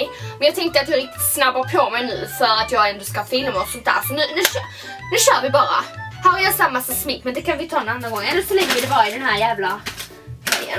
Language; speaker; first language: Swedish; native; Swedish